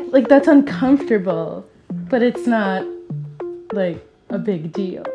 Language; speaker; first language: English; native; English